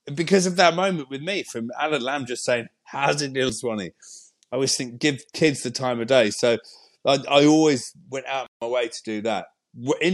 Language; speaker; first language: English; native; English